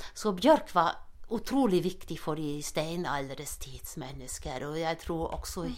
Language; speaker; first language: Norwegian; non-native, fluent; German